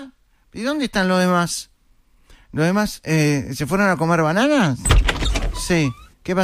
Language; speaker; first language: Spanish; native; Spanish